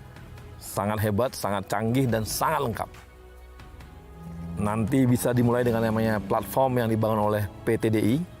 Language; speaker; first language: Indonesian; native; Indonesian